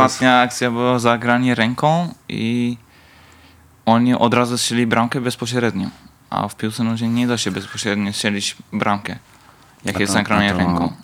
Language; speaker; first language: Polish; non-native, fluent; Persian